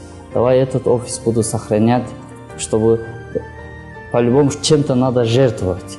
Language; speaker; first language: Russian; non-native, learner; Kyrgyz